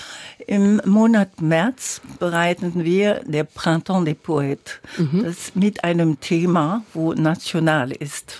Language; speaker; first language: German; non-native, learner; French